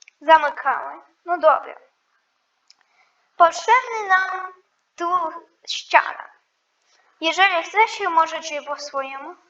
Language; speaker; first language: Polish; non-native, learner; Ukrainian